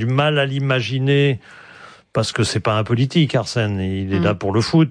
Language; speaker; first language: French; native; French